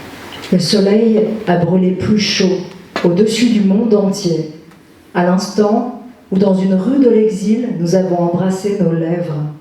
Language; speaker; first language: French; native; French